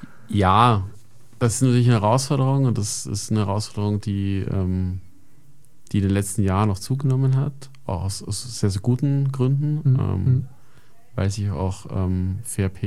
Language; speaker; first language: German; native; German